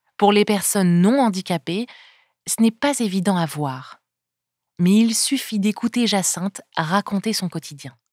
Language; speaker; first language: French; native; French